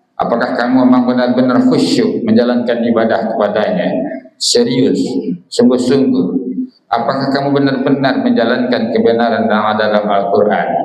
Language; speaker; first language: Malay; non-native, local second language; Minangkabau